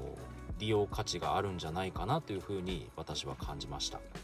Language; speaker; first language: Japanese; native; Japanese